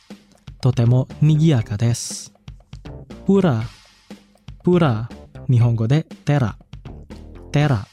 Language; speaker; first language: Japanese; non-native, fluent; Indonesian